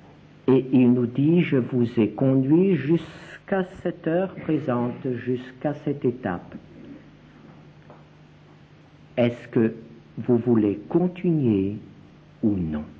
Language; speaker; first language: French; native; French